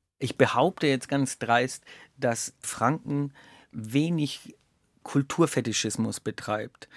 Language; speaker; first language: German; native; German